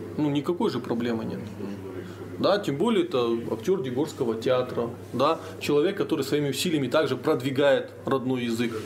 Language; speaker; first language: Russian; native; Russian